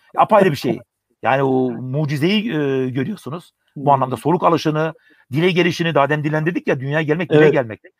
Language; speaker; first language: Turkish; early bilingual, heritage; Turkish